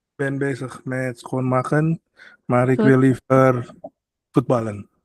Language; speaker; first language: Dutch; non-native, learner; Indonesian